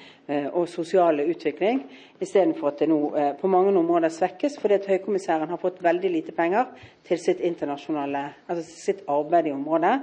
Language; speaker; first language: Norwegian; native; Norwegian